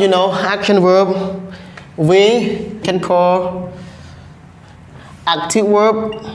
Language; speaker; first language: English; non-native, learner; Khmer